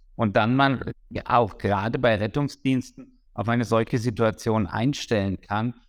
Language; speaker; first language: German; native; German